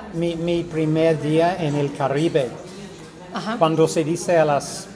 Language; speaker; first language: Spanish; non-native, fluent; English